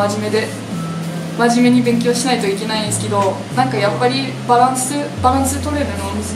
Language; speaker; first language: Japanese; non-native, fluent; English